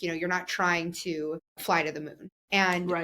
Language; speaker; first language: English; native; English